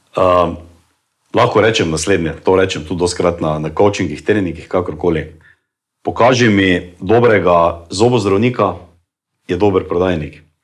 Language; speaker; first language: Slovenian; native; Slovenian